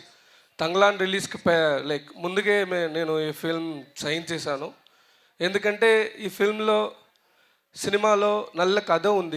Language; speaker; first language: Telugu; non-native, learner; Tamil